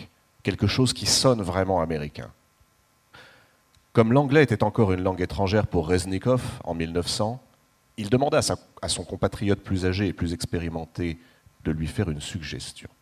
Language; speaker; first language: French; native; French